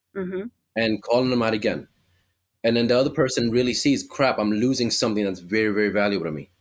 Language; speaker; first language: English; early bilingual, other home language; Spanish